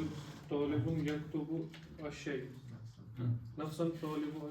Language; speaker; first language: Arabic; non-native, learner; Urdu